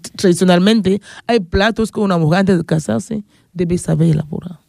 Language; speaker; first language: Spanish; non-native, fluent; French